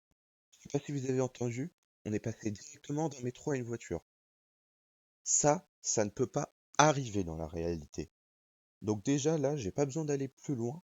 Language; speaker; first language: French; native; French